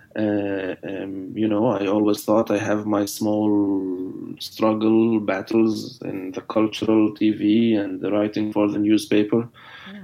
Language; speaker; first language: English; non-native, fluent; Arabic